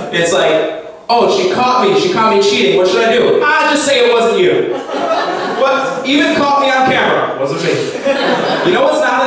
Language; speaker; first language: English; native; English